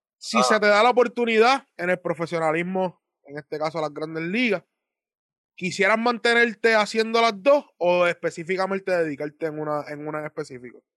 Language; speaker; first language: Spanish; native; Spanish